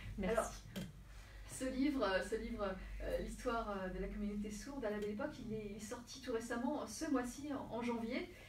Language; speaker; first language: French; native; French